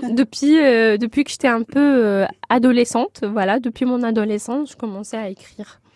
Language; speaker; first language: French; non-native, local second language; Arabic